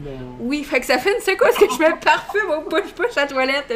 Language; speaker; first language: French; native; French